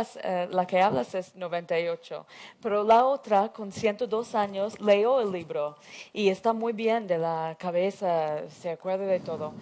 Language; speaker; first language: Spanish; non-native, fluent; English